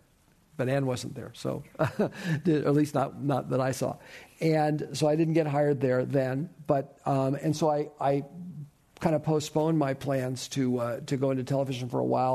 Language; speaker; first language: English; native; English